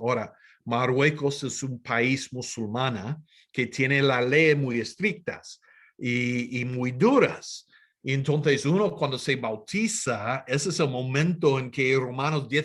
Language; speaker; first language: Spanish; non-native, fluent; English